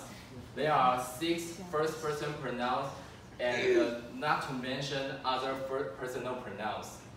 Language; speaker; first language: English; non-native, fluent; Chinese